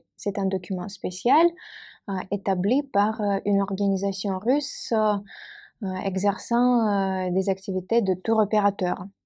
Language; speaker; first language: French; non-native, fluent; Russian